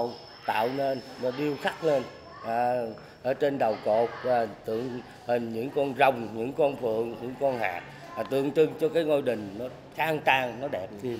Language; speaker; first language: Vietnamese; native; Vietnamese